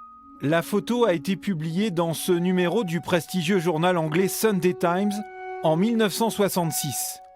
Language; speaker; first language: French; native; French